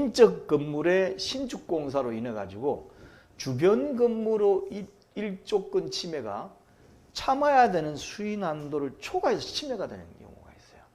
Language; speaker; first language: Korean; native; Korean